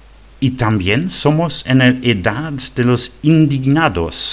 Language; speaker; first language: Spanish; non-native, fluent; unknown